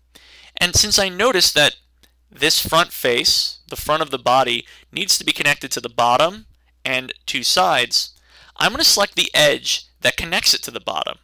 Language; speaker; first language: English; native; English